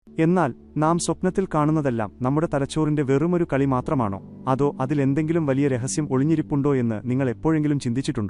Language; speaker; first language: Malayalam; native; Malayalam